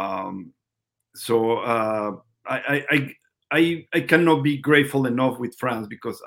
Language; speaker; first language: English; non-native, learner; Spanish